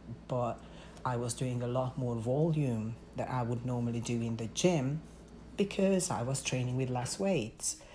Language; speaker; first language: English; non-native, fluent; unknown